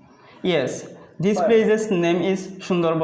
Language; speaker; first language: English; non-native, learner; Bangla